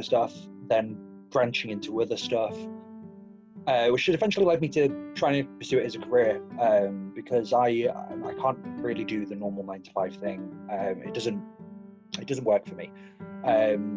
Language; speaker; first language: English; native; English